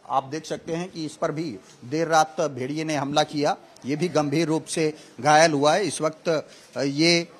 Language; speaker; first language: Hindi; native; Hindi